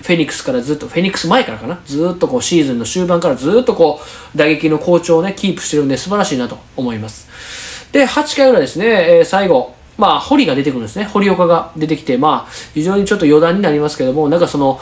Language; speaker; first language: Japanese; native; Japanese